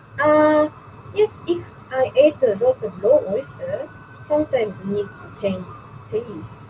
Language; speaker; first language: English; non-native, learner; Japanese